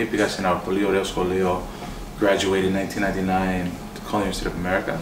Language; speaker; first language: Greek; early bilingual, heritage; English